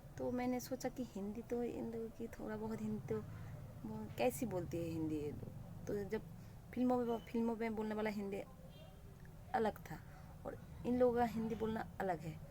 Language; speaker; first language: Hindi; non-native, local second language; Bangla